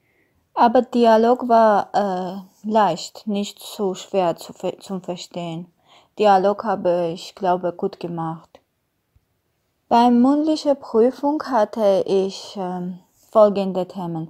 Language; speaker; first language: German; non-native, learner; Armenian